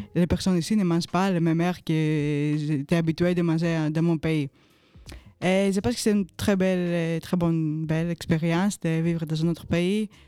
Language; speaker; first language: French; non-native, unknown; Greek